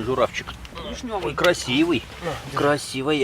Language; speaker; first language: Russian; native; Russian